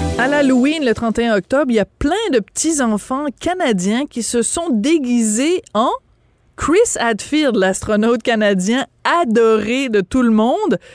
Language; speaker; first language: French; native; French